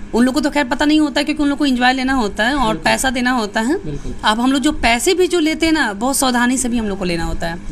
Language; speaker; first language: Hindi; native; Hindi